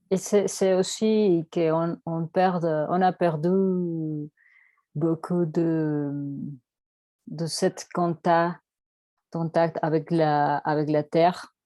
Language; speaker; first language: French; non-native, learner; Spanish